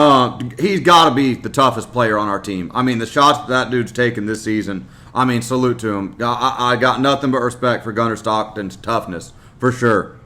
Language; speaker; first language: English; native; English